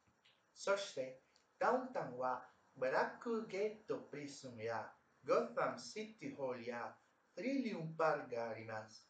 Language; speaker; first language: Japanese; non-native, learner; Spanish